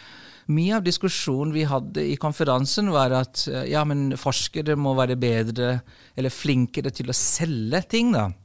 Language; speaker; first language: Norwegian; non-native, fluent; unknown